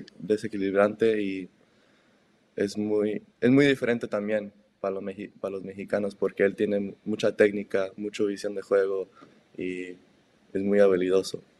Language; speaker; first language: Spanish; early bilingual, heritage; Spanish